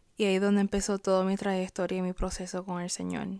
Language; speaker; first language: Spanish; native; Spanish